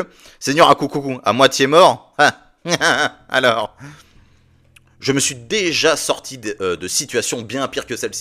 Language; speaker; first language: French; native; French